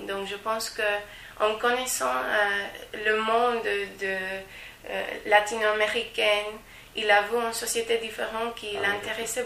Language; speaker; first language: French; non-native, learner; Spanish